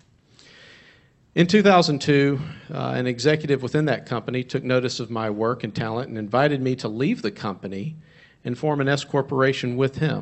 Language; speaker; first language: English; native; English